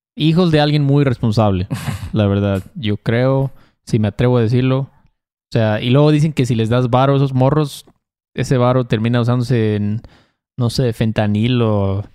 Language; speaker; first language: Spanish; native; Spanish